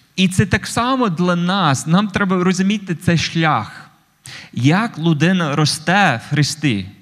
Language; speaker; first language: Ukrainian; non-native, fluent; English